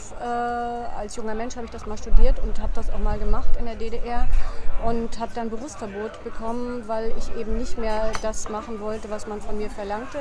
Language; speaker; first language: German; native; German